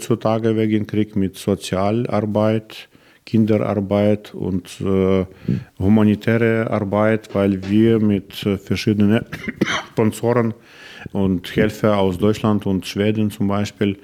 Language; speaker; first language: German; non-native, learner; Russian